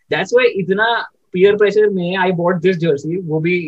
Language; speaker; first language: Hindi; native; Hindi